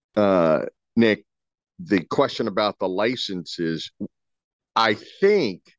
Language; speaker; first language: English; native; English